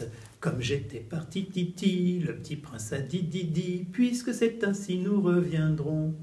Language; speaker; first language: French; native; French